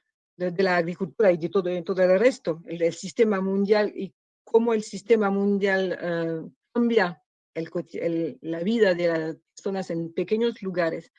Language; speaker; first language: Spanish; non-native, learner; French